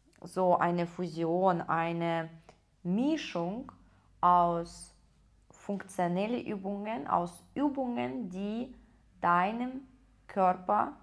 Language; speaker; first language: German; non-native, fluent; Russian